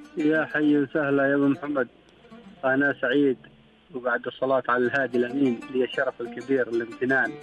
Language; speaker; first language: Arabic; non-native, local second language; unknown